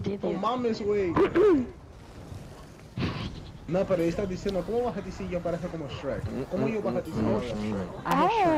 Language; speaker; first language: Spanish; early bilingual, heritage; Spanish